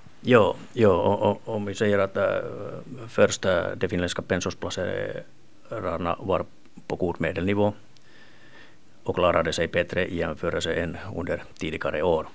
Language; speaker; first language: Swedish; non-native, local second language; Finnish